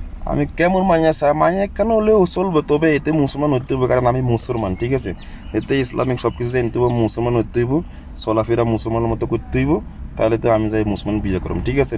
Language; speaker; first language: Bangla; non-native, fluent; Zulu